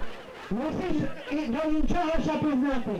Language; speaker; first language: Polish; non-native, local second language; Rusyn